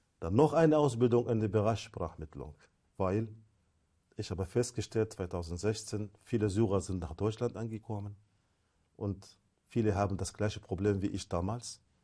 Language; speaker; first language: German; non-native, fluent; Arabic